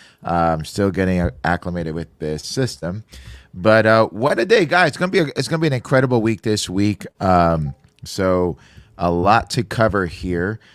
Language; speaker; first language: English; native; English